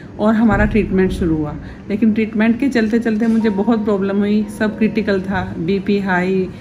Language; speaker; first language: Hindi; native; Hindi